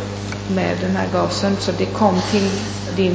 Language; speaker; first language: Swedish; non-native, fluent; Italian